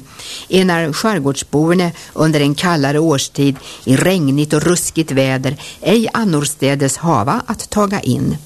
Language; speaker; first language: Swedish; native; Swedish